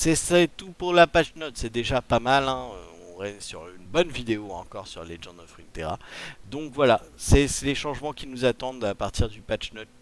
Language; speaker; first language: French; native; French